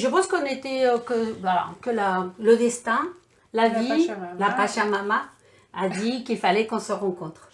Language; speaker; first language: French; non-native, fluent; Spanish